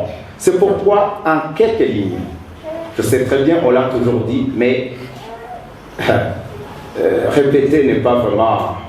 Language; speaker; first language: French; non-native, local second language; Rundi